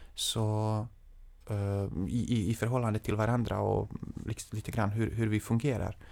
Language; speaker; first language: Swedish; non-native, fluent; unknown